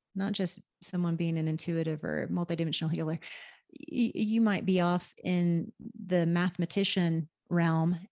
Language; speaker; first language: English; native; English